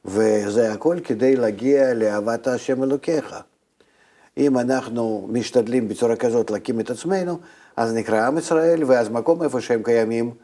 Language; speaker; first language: Hebrew; non-native, fluent; Russian